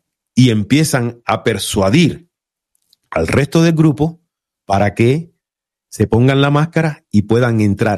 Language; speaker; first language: Spanish; native; Spanish